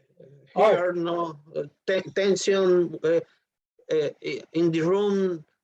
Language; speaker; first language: English; non-native, learner; Spanish